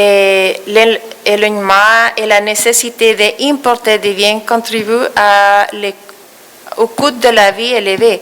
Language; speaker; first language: French; non-native, fluent; Spanish